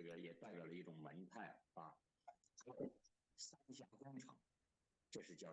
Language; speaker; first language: Chinese; native; Chinese